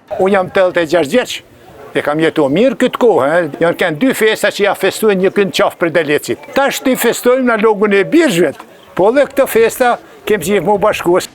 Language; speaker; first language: Albanian; native; Albanian